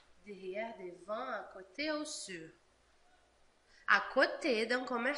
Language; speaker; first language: French; non-native, fluent; Portuguese